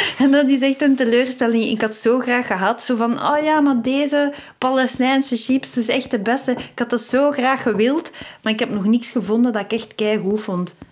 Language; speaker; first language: Dutch; native; Dutch